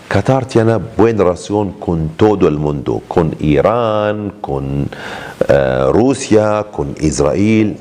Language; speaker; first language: Spanish; non-native, learner; Arabic